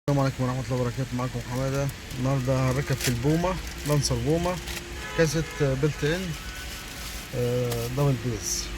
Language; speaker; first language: Arabic; native; Arabic